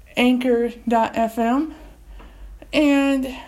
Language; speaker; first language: English; native; English